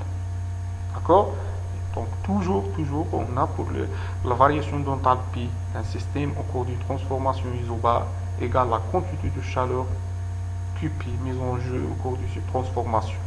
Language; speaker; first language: French; non-native, local second language; Arabic